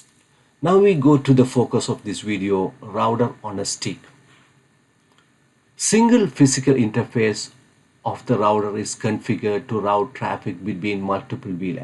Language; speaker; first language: English; non-native, fluent; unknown